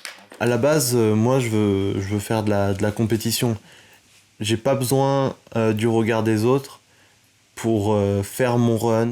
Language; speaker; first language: French; native; French